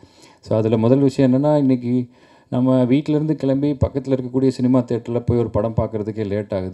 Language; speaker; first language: Tamil; native; Tamil